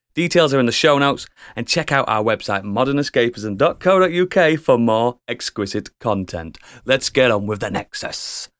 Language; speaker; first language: English; native; English